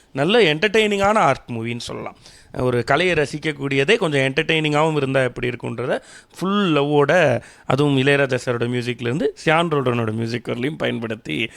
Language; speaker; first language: Tamil; native; Tamil